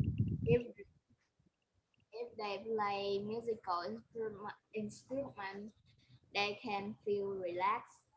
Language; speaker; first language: English; non-native, learner; Vietnamese